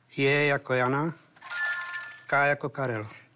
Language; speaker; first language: Czech; native; Czech